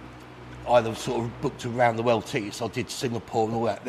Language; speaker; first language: English; native; English